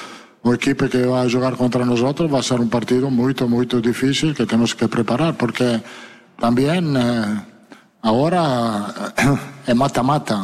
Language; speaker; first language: Portuguese; non-native, fluent; Italian